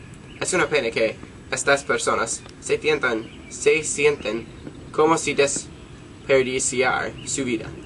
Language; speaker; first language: Spanish; non-native, learner; English